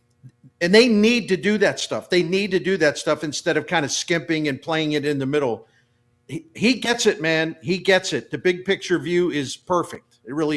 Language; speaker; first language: English; native; English